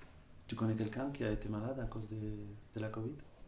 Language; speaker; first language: French; non-native, fluent; Spanish